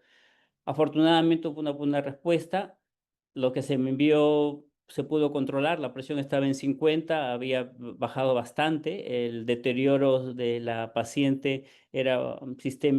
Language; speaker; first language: Spanish; native; Spanish